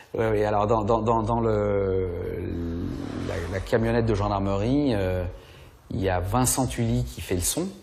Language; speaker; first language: French; native; French